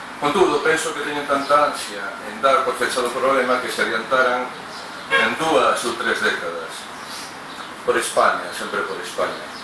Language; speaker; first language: Galician; non-native, local second language; Spanish